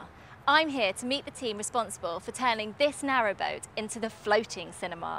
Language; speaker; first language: English; native; English